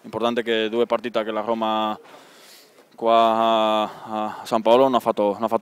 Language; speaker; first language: Italian; non-native, learner; Spanish